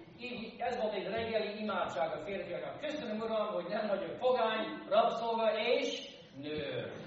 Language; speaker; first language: Hungarian; non-native, fluent; English